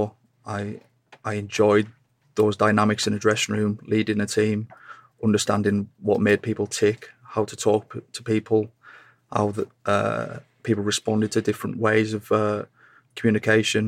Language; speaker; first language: English; native; English